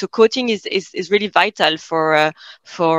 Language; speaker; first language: English; non-native, fluent; French